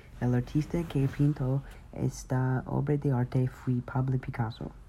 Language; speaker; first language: Spanish; non-native, learner; English